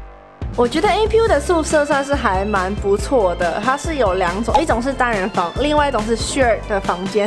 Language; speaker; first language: Chinese; native; Chinese